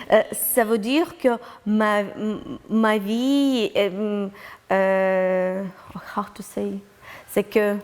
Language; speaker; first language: French; non-native, learner; Ukrainian